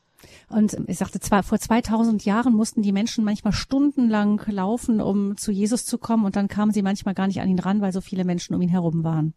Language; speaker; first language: German; native; German